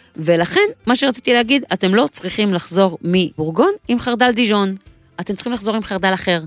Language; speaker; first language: Hebrew; native; Hebrew